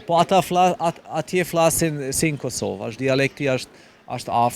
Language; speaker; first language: Albanian; non-native, fluent; German